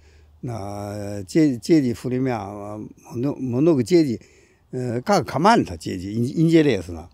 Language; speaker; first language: Russian; non-native, learner; Chinese